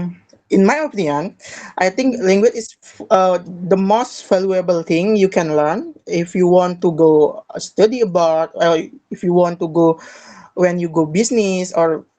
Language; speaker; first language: English; non-native, learner; Indonesian